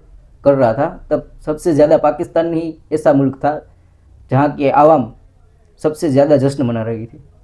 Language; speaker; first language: Hindi; non-native, local second language; Gujarati